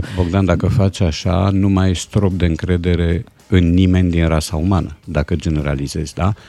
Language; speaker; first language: Romanian; native; Romanian